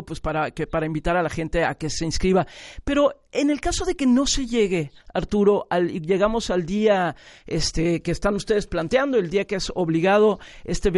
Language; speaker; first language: Spanish; native; Spanish